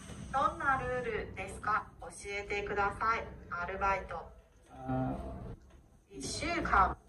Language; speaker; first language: Japanese; non-native, learner; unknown